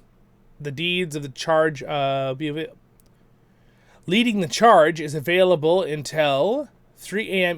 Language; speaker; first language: English; native; English